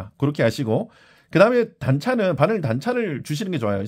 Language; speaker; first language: Korean; native; Korean